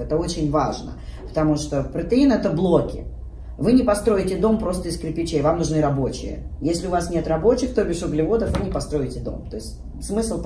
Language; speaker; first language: Russian; native; Russian